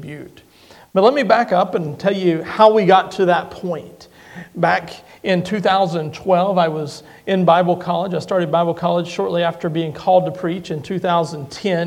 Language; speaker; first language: English; native; English